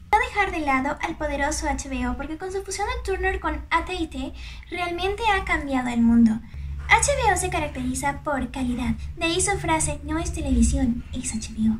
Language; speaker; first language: Spanish; native; Spanish